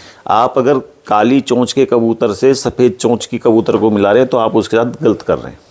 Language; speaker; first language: Hindi; native; Hindi